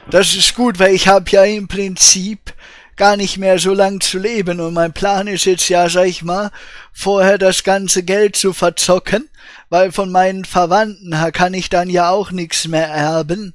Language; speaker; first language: German; native; German